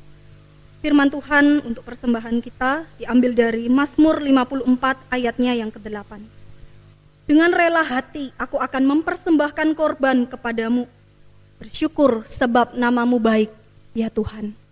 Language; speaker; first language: Indonesian; native; Indonesian